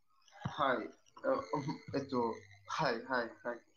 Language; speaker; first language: Japanese; non-native, learner; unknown